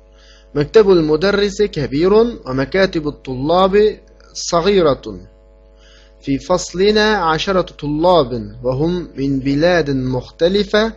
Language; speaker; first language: Arabic; non-native, fluent; Uyghur